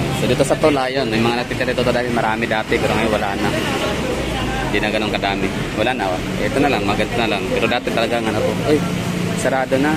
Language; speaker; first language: Filipino; non-native, local second language; Cebuano